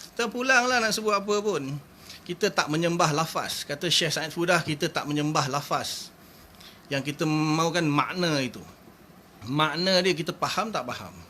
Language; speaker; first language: Malay; native; Malay